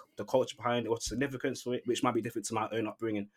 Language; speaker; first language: English; native; English